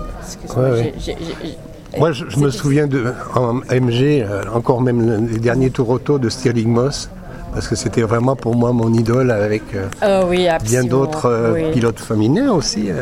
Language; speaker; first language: French; native; French